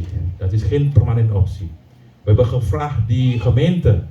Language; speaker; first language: Dutch; non-native, learner; Indonesian